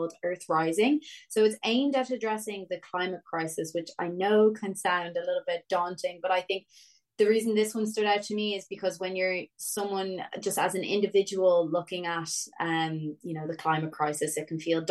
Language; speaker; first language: English; native; English